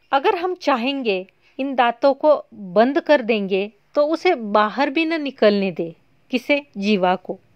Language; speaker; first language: Hindi; non-native, local second language; Marathi